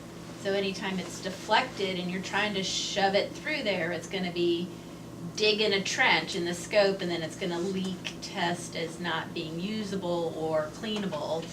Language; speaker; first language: English; native; English